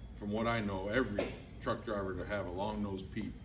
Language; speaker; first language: English; native; English